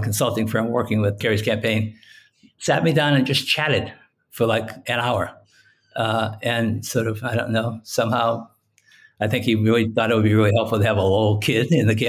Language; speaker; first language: English; native; English